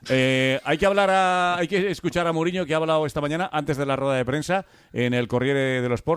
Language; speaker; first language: Spanish; native; Spanish